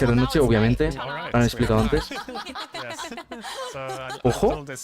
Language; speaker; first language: Spanish; native; Spanish